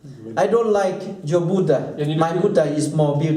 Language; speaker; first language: English; non-native, fluent; Thai